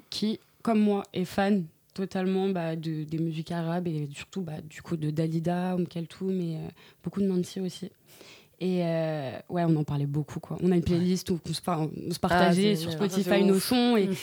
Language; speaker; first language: French; native; French